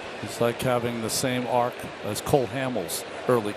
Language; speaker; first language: English; native; English